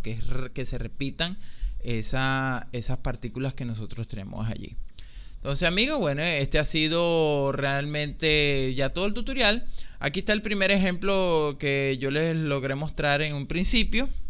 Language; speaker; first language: Spanish; native; Spanish